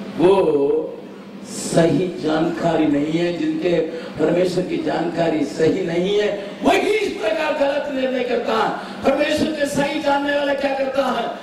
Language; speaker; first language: Hindi; non-native, local second language; Tamil